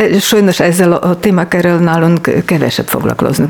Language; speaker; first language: Hungarian; non-native, learner; Ukrainian